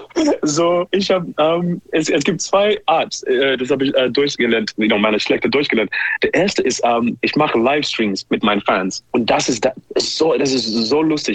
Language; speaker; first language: German; non-native, learner; English